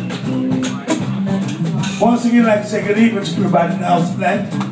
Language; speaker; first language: English; early bilingual, other home language; French